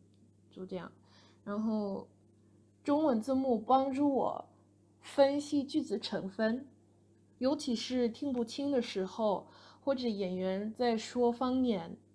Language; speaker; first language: Chinese; non-native, fluent; English